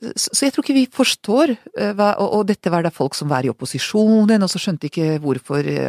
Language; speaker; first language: Norwegian; non-native, fluent; Hungarian